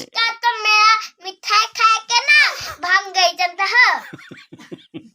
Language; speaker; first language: Hindi; non-native, local second language; Assamese